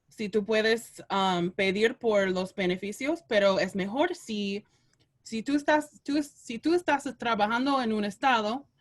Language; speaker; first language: Spanish; non-native, learner; English